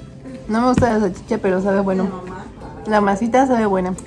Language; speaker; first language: Spanish; native; Spanish